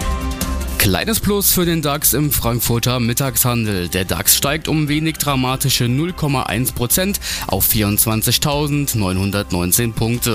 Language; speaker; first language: German; native; German